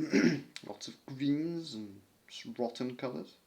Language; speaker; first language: English; native; English